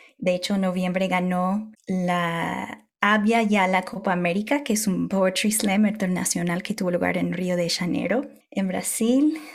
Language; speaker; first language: Spanish; non-native, fluent; English